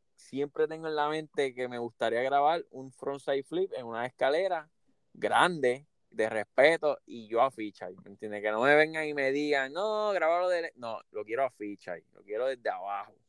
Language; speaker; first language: Spanish; native; Spanish